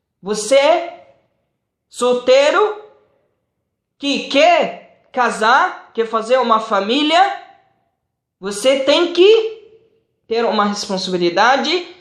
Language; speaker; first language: Portuguese; non-native, fluent; Arabic